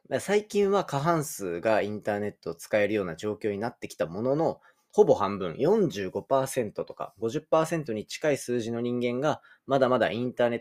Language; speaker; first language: Japanese; native; Japanese